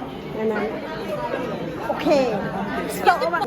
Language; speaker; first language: Japanese; non-native, learner; Vietnamese